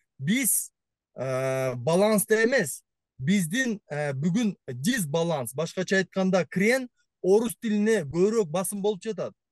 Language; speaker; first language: Kyrgyz; native; Kyrgyz